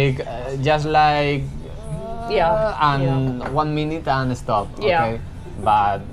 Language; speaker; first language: English; non-native, learner; Spanish